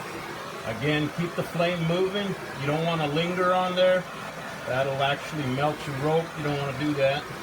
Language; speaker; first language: English; native; English